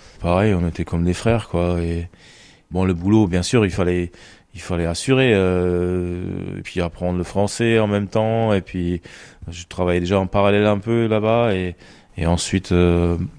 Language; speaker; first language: French; non-native, fluent; German